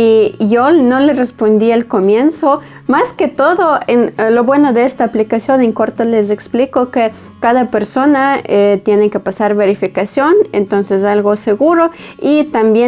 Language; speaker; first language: Spanish; non-native, fluent; Ukrainian